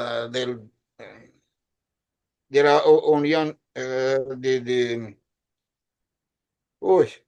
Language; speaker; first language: Spanish; non-native, fluent; Portuguese